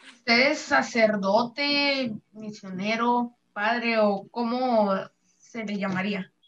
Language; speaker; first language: Spanish; native; Spanish